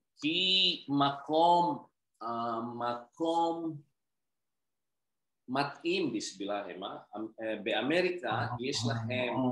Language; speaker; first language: Hebrew; non-native, learner; Indonesian